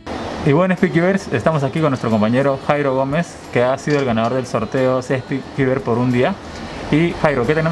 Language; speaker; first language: Spanish; native; Spanish